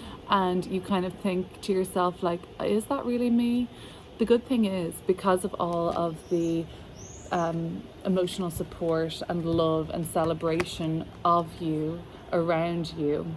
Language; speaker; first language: English; native; English